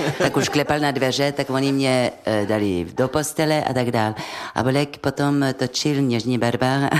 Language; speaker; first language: Czech; non-native, fluent; French